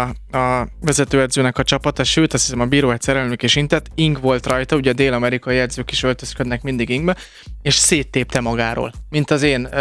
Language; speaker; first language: Hungarian; native; Hungarian